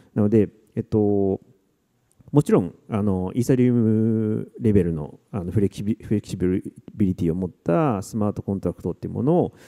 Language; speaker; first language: Japanese; native; Japanese